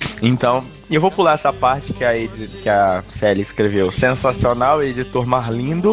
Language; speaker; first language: Portuguese; native; Portuguese